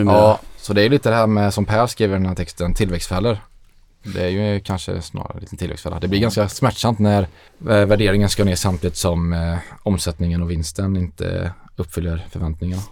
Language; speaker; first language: Swedish; native; Swedish